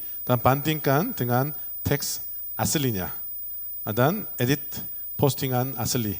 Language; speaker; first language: Indonesian; non-native, learner; Korean